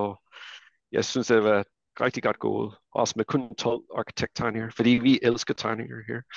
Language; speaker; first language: Danish; non-native, fluent; English